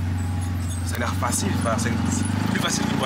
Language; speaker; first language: French; native; French